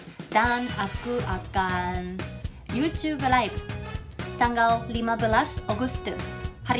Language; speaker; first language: Indonesian; non-native, fluent; Japanese